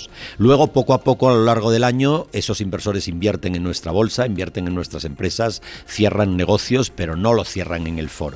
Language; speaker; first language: Spanish; native; Spanish